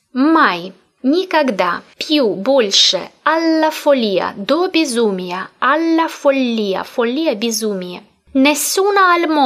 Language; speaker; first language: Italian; non-native, fluent; Russian